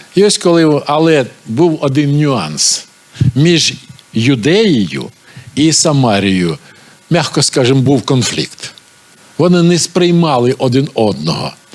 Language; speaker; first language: Ukrainian; non-native, local second language; Russian